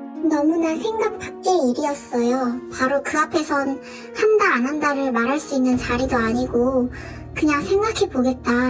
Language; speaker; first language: Korean; native; Korean